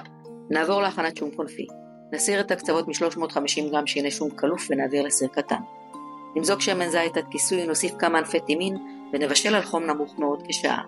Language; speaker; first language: Hebrew; native; Hebrew